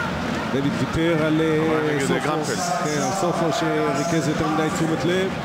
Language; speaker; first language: Hebrew; native; Hebrew